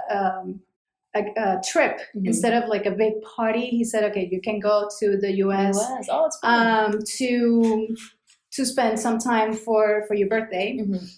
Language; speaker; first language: English; non-native, fluent; Spanish